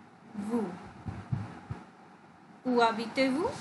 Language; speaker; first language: French; non-native, fluent; Hindi